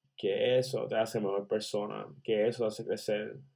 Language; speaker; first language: Spanish; native; Spanish